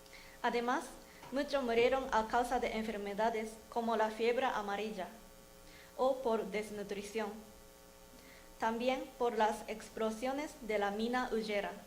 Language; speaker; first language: Spanish; non-native, learner; Japanese